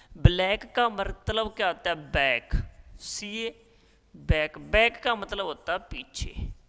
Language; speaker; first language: Hindi; non-native, local second language; Punjabi